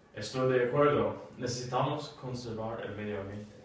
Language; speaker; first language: Spanish; non-native, learner; English